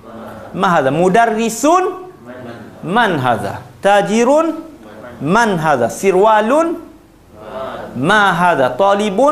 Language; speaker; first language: Arabic; non-native, fluent; Malay